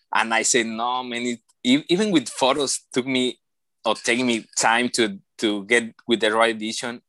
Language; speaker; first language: English; non-native, learner; Spanish